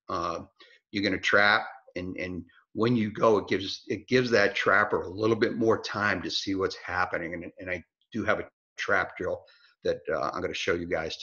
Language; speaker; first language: English; native; English